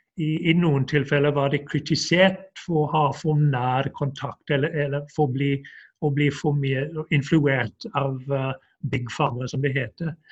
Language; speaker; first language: Norwegian; non-native, fluent; English